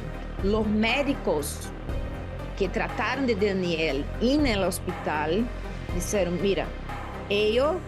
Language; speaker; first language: Spanish; non-native, learner; Portuguese